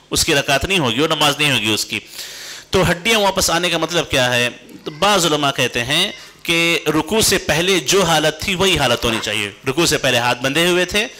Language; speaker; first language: Urdu; native; Urdu